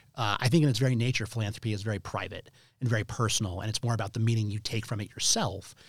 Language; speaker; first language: English; native; English